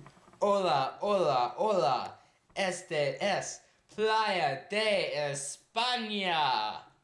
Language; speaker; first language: Spanish; non-native, learner; English